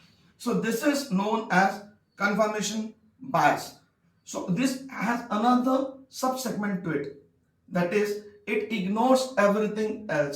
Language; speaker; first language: English; non-native, local second language; Bangla